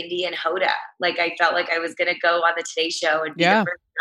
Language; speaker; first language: English; native; English